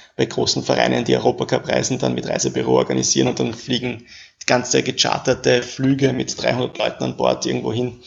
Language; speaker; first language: German; native; German